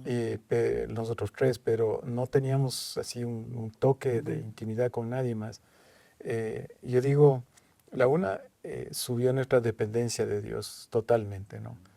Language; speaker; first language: Spanish; native; Spanish